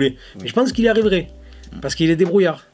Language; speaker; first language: French; native; French